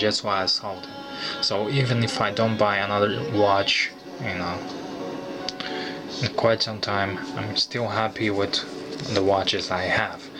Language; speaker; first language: English; non-native, fluent; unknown